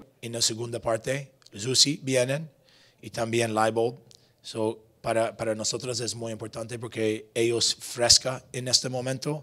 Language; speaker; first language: Spanish; non-native, learner; English